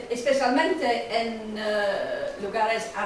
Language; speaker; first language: Spanish; non-native, learner; English